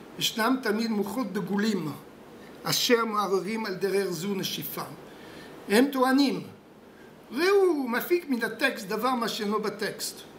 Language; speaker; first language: Hebrew; non-native, fluent; French